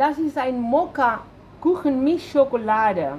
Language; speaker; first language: German; non-native, learner; Spanish